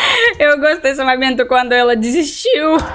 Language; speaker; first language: Portuguese; non-native, learner; Russian